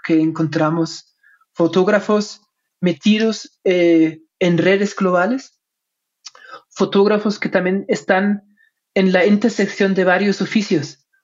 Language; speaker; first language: Spanish; non-native, fluent; German